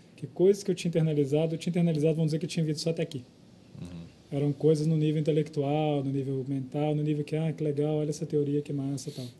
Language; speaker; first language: Portuguese; native; Portuguese